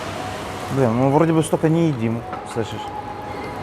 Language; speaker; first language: Russian; native; Russian